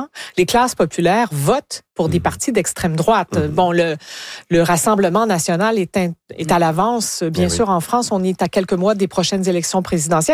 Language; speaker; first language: French; native; French